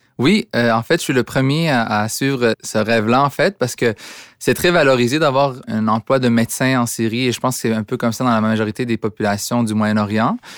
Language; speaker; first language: French; early bilingual, other home language; Arabic